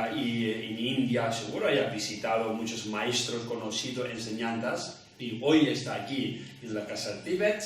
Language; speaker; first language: Spanish; non-native, learner; Tibetan